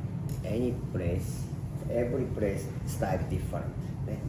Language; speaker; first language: English; non-native, learner; Japanese